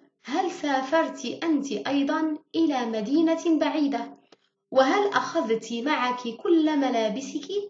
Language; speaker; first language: Arabic; early bilingual, heritage; Arabic